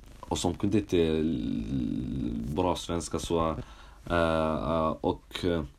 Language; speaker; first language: Swedish; early bilingual, other home language; Somali